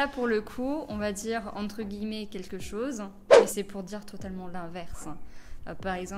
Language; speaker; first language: French; native; French